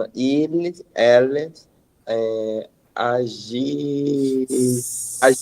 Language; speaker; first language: French; non-native, learner; Portuguese